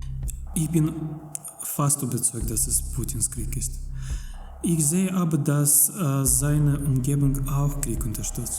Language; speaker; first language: German; non-native, fluent; Russian